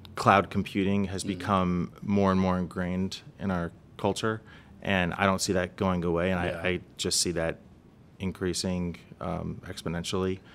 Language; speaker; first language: English; native; English